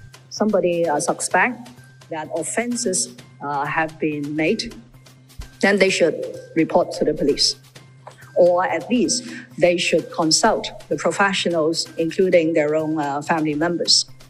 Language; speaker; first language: English; non-native, local second language; Cantonese